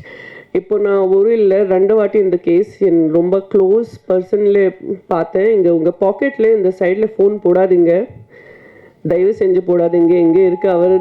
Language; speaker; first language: Tamil; non-native, fluent; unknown